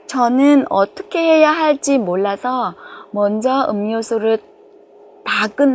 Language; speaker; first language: Korean; non-native, fluent; Vietnamese